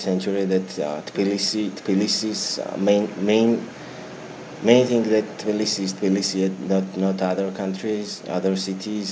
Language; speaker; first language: English; non-native, learner; Georgian